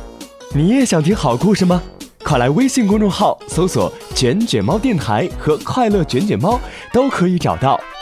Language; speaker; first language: Chinese; native; Chinese